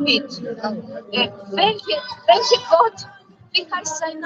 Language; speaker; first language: German; non-native, fluent; Greek